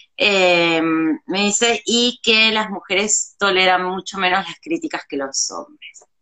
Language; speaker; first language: Spanish; native; Spanish